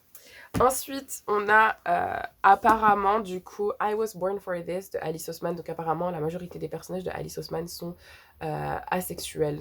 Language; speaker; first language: French; native; French